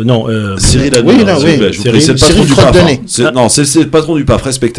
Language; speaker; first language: French; native; French